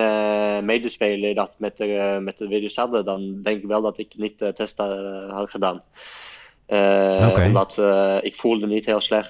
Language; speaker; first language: Dutch; non-native, fluent; Norwegian